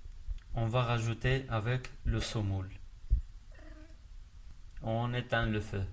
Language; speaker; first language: French; non-native, learner; Arabic